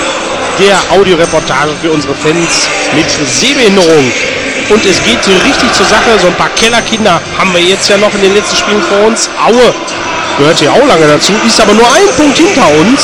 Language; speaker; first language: German; native; German